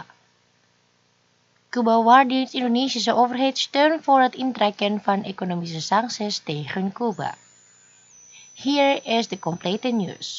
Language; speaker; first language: Dutch; non-native, fluent; Indonesian